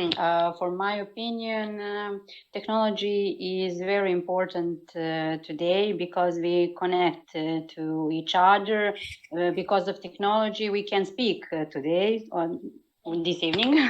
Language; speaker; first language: English; non-native, learner; Serbian